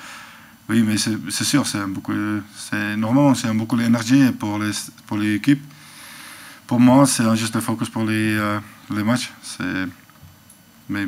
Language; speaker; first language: French; non-native, learner; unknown